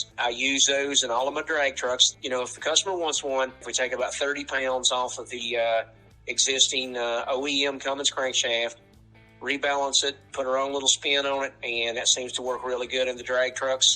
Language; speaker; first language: English; native; English